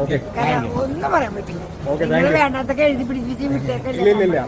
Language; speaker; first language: Malayalam; native; Malayalam